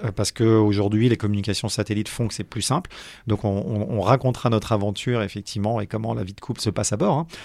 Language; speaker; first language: French; native; French